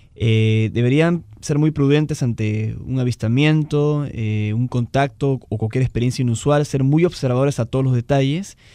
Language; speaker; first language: Spanish; native; Spanish